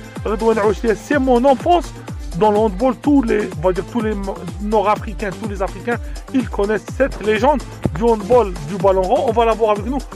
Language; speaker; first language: French; non-native, local second language; Arabic